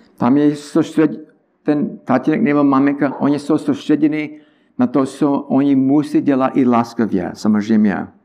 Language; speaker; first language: Czech; non-native, learner; English